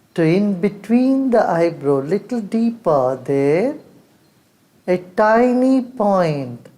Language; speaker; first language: English; non-native, local second language; Hindi